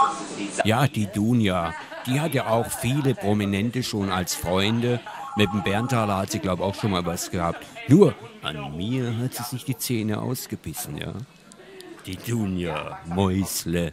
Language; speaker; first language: German; native; German